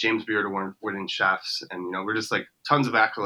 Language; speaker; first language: English; native; English